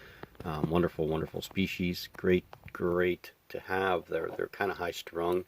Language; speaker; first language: English; native; English